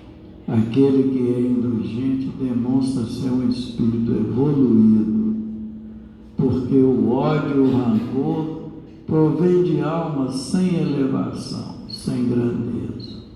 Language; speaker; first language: Portuguese; native; Portuguese